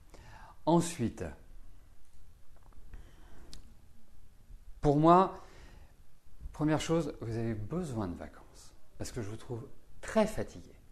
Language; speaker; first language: French; native; French